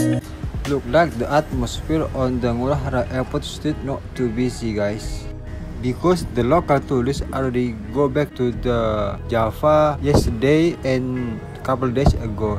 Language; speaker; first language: English; non-native, learner; Indonesian